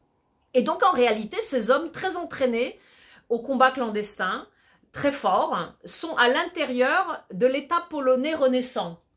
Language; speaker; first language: French; early bilingual, other home language; Polish